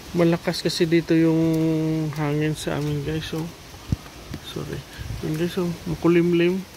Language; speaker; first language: Filipino; non-native, local second language; Cebuano